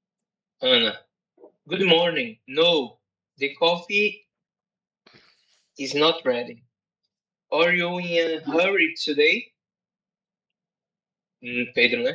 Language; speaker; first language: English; non-native, learner; Portuguese